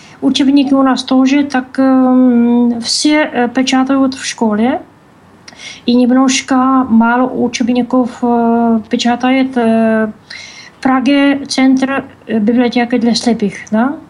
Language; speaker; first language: Russian; non-native, learner; Czech